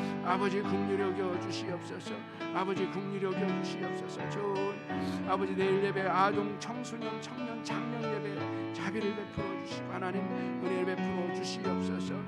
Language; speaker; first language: Korean; native; Korean